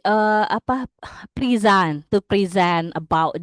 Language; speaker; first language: English; non-native, learner; Indonesian